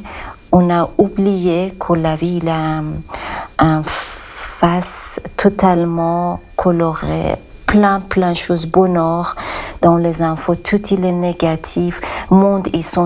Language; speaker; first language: French; non-native, learner; Persian